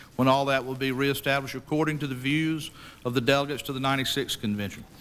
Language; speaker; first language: English; native; English